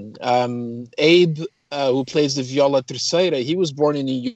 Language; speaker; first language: English; early bilingual, other home language; Portuguese